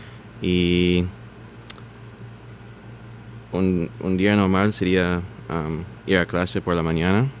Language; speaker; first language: Spanish; early bilingual, heritage; Spanish